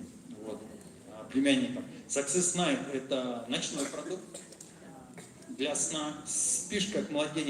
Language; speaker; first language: Russian; native; Russian